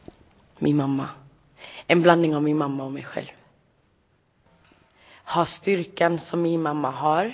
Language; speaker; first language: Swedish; early bilingual, other home language; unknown